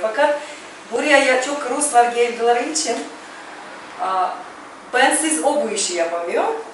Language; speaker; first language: Turkish; non-native, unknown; Russian